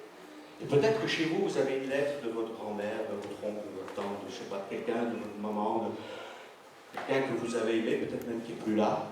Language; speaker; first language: French; native; French